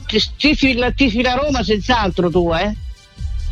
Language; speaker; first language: Italian; native; Italian